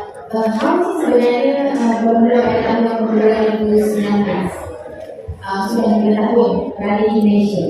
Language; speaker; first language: Indonesian; non-native, local second language; Malay